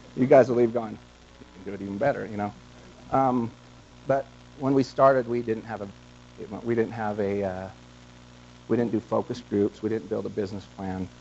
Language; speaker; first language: English; native; English